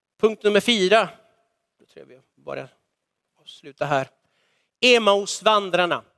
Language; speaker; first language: Swedish; non-native, fluent; Spanish